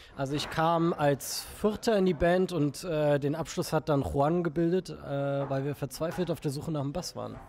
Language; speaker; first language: German; native; German